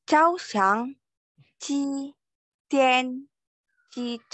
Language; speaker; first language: Chinese; non-native, learner; Malay